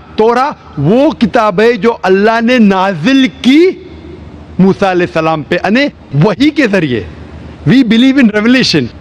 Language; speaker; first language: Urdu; non-native, local second language; Konkani